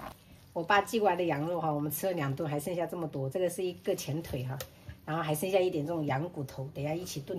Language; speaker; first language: Chinese; native; Chinese